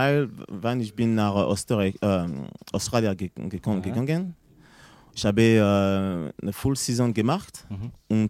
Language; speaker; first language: German; non-native, learner; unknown